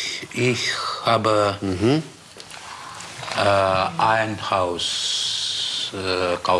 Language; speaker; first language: German; non-native, learner; Russian